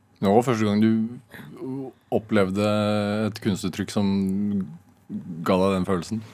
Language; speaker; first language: Norwegian; native; Norwegian